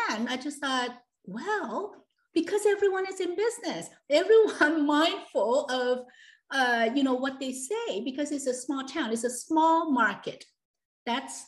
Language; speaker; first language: English; non-native, local second language; Cantonese